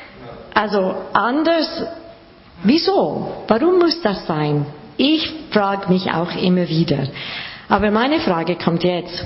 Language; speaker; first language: German; non-native, learner; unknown